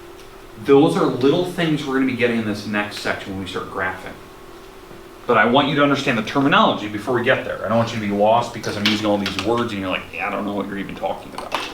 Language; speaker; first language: English; native; English